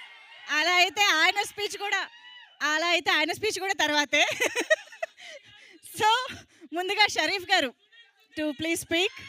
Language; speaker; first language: Telugu; native; Telugu